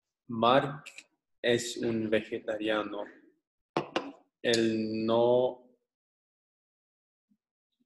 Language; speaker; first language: Spanish; non-native, learner; English